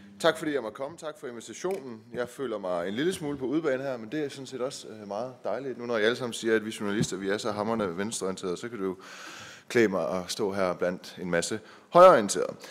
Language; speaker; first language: Danish; early bilingual, other home language; Persian